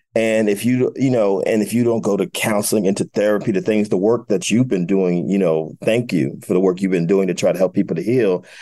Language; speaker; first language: English; native; English